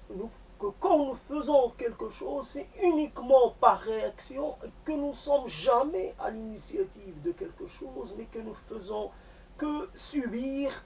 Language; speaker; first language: French; native; French